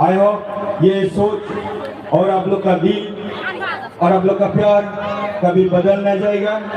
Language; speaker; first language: Hindi; non-native, local second language; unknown